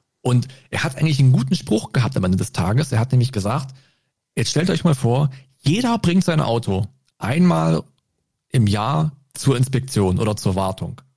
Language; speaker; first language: German; native; German